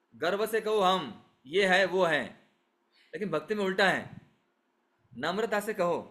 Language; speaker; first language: Hindi; non-native, local second language; Marathi